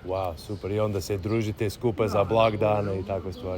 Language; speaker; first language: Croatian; early bilingual, heritage; English